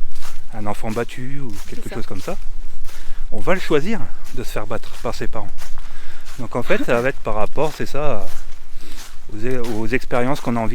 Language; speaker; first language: French; native; French